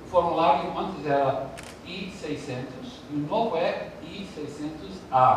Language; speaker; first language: Portuguese; early bilingual, heritage; Portuguese